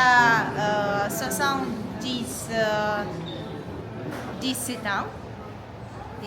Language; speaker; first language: French; non-native, fluent; Russian